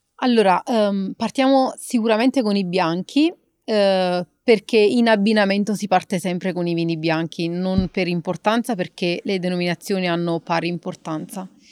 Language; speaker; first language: Italian; native; Italian